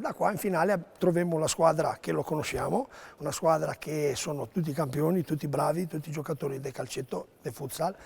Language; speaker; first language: Italian; non-native, learner; Romanian